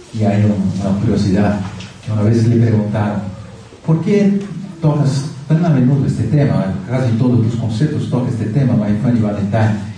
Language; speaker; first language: Spanish; non-native, fluent; Portuguese